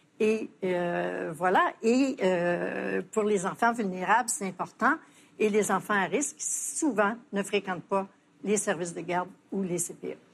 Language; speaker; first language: French; native; French